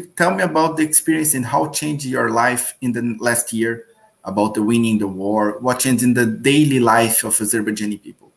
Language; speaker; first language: English; non-native, learner; Portuguese